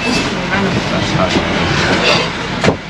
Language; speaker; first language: English; non-native, fluent; Spanish